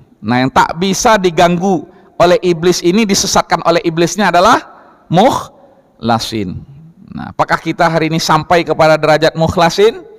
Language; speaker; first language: Indonesian; non-native, local second language; Minangkabau